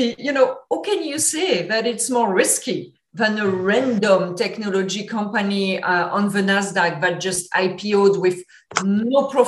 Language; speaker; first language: English; non-native, fluent; French